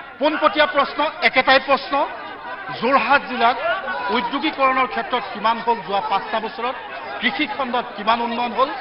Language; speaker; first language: Assamese; native; Assamese